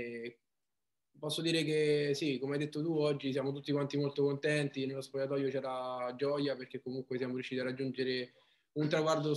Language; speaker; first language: Italian; native; Italian